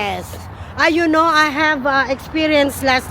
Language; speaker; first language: English; non-native, local second language; Filipino